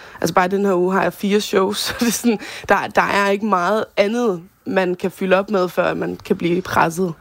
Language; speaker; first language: Danish; native; Danish